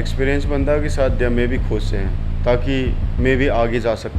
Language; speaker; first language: Hindi; non-native, local second language; Manipuri